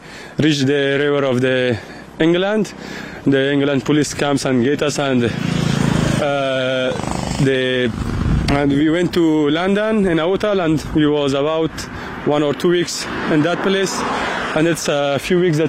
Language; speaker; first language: English; non-native, learner; Persian